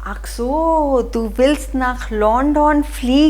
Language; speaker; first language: German; non-native, fluent; Hindi